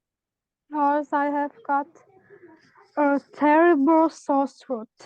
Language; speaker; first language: English; non-native, learner; Vietnamese